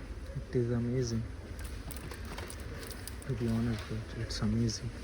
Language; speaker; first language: English; non-native, local second language; Hindi